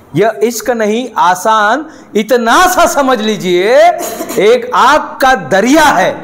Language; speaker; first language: Hindi; non-native, local second language; Marathi